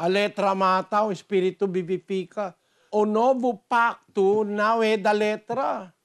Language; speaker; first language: Portuguese; non-native, fluent; Filipino